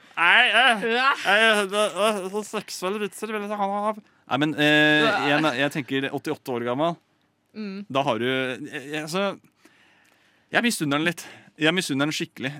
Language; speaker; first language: Norwegian; native; Norwegian